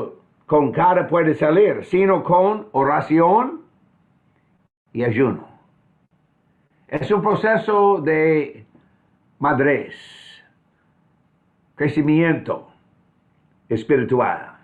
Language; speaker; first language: Spanish; non-native, fluent; English